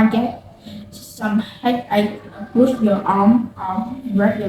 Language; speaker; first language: English; non-native, learner; Vietnamese